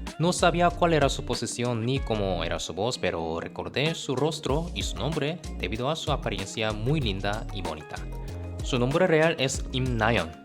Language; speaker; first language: Spanish; non-native, fluent; Korean